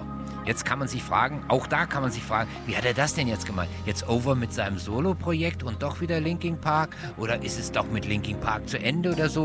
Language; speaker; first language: German; native; German